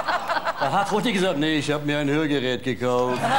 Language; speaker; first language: German; native; German